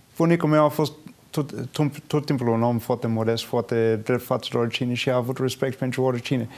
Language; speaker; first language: Romanian; non-native, fluent; English